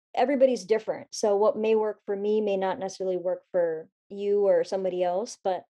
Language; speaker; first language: English; native; English